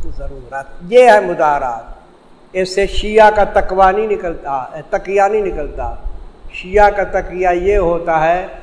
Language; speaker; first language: Urdu; native; Urdu